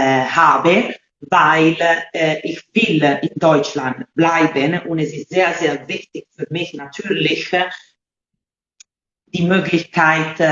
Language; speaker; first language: German; non-native, learner; Italian